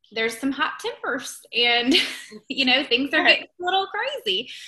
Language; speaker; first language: English; native; English